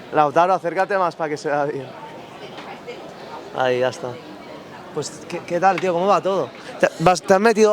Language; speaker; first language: Spanish; native; Spanish